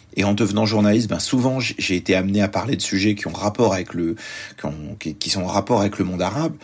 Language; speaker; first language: French; early bilingual, other home language; Arabic